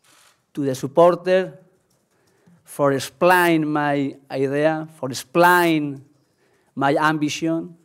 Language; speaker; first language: English; non-native, learner; Spanish